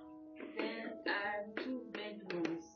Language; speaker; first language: English; non-native, learner; French